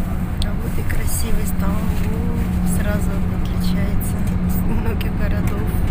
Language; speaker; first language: Russian; native; Russian